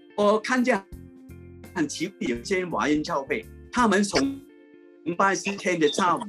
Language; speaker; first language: Chinese; non-native, local second language; Cantonese